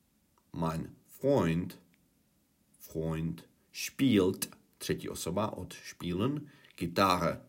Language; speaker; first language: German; non-native, fluent; Czech